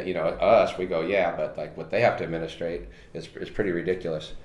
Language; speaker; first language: English; native; English